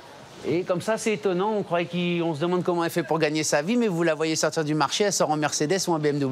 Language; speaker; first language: French; native; French